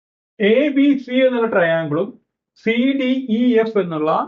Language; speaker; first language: Malayalam; native; Malayalam